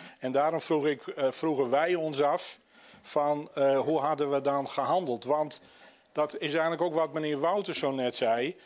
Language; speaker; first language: Dutch; native; Dutch